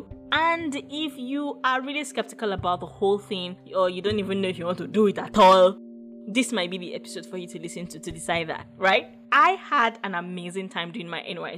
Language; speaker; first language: English; non-native, local second language; Yoruba